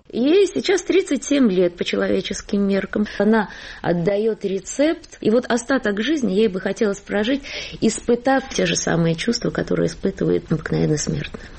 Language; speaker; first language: Russian; native; Russian